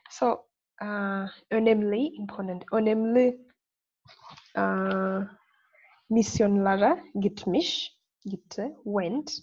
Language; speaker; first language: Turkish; non-native, fluent; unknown